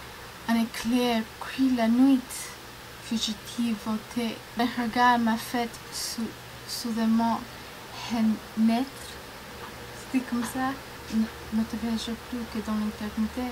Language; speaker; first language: French; non-native, learner; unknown